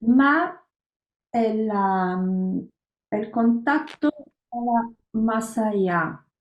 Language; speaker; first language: Spanish; non-native, learner; Italian